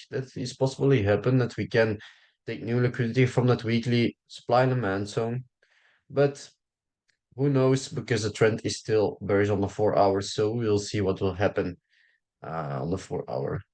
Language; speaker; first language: English; non-native, fluent; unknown